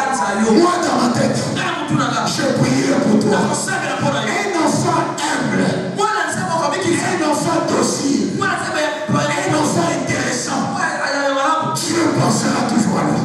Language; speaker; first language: French; non-native, local second language; Lingala